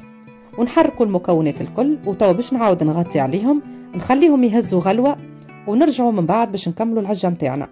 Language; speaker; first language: Arabic; native; Arabic